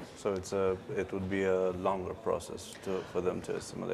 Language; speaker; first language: English; non-native, fluent; Romanian